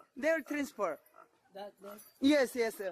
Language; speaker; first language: English; non-native, learner; Korean